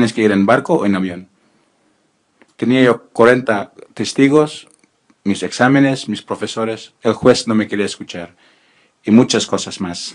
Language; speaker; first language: Spanish; non-native, learner; Filipino